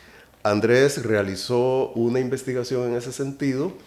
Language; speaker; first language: Spanish; native; Spanish